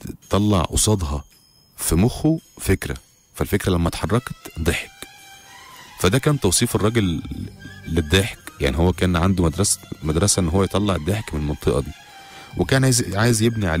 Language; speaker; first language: Arabic; native; Arabic